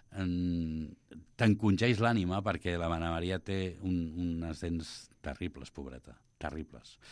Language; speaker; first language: Catalan; native; Catalan